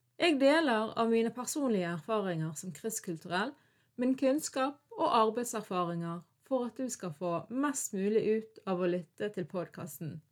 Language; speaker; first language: Norwegian; early bilingual, other home language; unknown